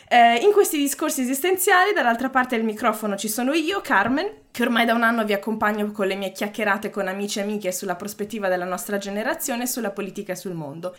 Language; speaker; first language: Italian; native; Italian